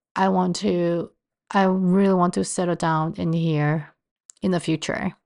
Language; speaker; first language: English; non-native, fluent; Chinese